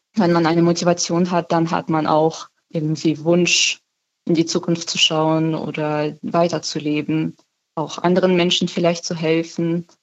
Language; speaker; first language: German; non-native, fluent; Ukrainian